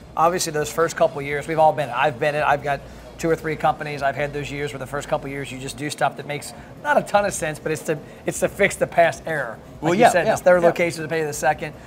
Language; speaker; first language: English; native; English